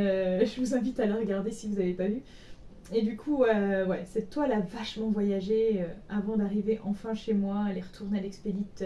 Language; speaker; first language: French; native; French